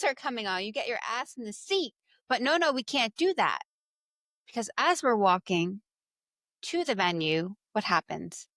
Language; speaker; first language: English; native; English